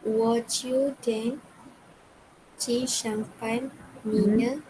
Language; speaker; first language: Chinese; non-native, learner; Malay